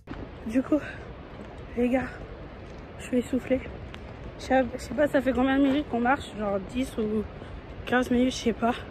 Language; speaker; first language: French; native; French